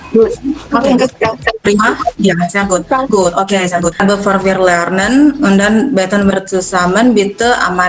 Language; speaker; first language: German; non-native, learner; Indonesian